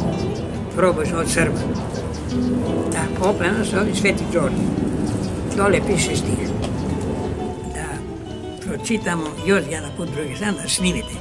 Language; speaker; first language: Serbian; early bilingual, heritage; Greek